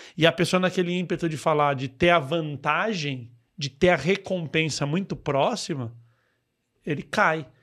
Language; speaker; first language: Portuguese; native; Portuguese